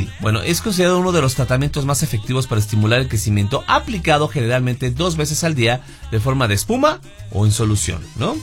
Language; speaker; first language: Spanish; native; Spanish